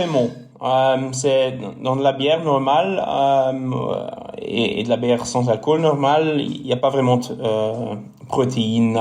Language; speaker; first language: French; non-native, local second language; Dutch